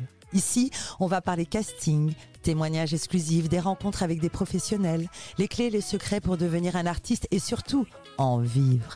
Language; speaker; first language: French; native; French